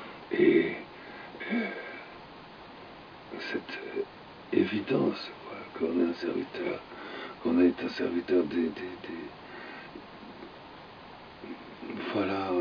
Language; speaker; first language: French; native; French